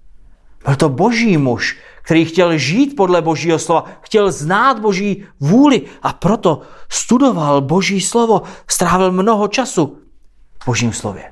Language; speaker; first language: Czech; native; Czech